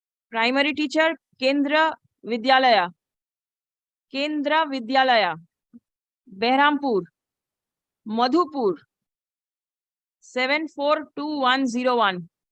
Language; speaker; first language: English; non-native, local second language; Bangla